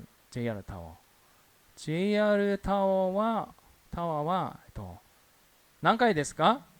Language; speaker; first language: Japanese; non-native, fluent; Korean